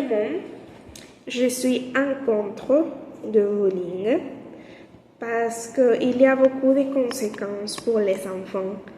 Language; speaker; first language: French; non-native, learner; Spanish